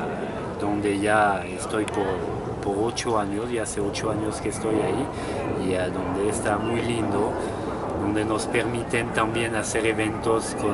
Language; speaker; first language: Spanish; non-native, fluent; French